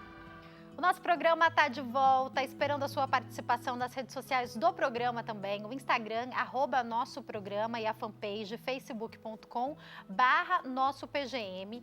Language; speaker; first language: Portuguese; native; Portuguese